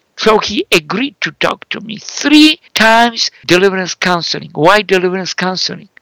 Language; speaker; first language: English; non-native, fluent; Polish